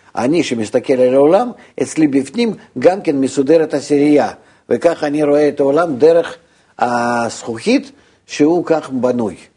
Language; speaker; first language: Hebrew; non-native, fluent; Russian